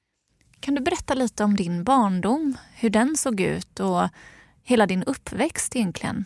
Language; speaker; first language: Swedish; native; Swedish